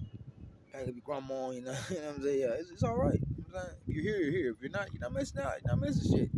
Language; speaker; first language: English; native; English